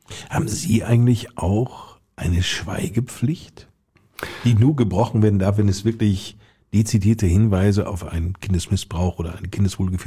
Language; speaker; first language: German; native; German